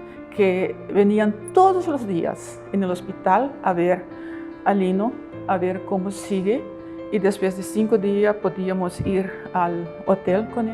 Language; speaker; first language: Spanish; non-native, fluent; Papiamento